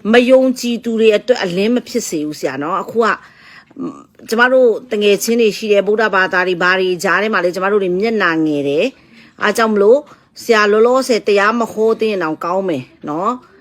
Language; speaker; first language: Burmese; non-native, local second language; Tedim Chin